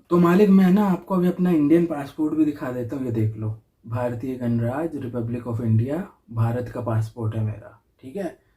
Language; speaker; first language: Hindi; native; Hindi